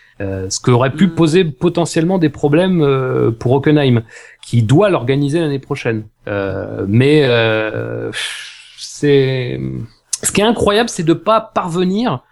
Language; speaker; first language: French; native; French